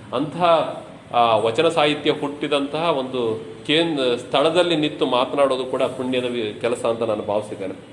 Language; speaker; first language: Kannada; native; Kannada